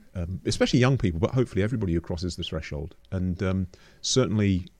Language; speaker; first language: English; native; English